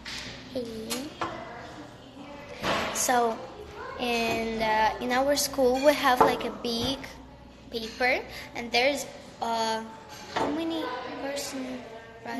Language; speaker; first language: English; non-native, learner; Russian